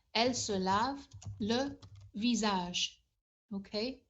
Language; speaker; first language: French; non-native, fluent; English